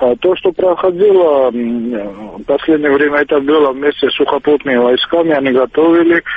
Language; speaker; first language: Russian; non-native, local second language; Georgian